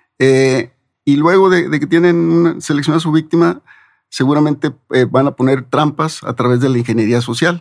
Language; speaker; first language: Spanish; native; Spanish